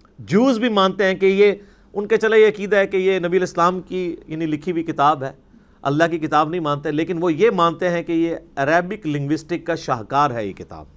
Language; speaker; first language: Urdu; non-native, local second language; Punjabi